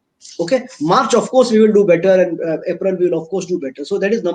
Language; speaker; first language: English; non-native, local second language; Hindi